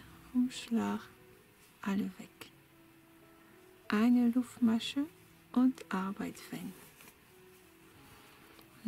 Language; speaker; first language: German; non-native, fluent; French